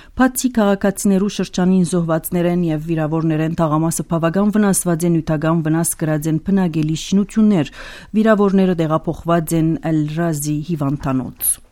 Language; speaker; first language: Armenian; early bilingual, heritage; Armenian